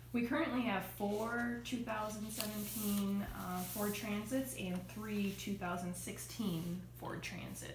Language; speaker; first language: English; native; English